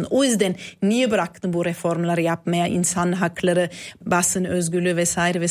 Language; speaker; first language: Turkish; non-native, fluent; German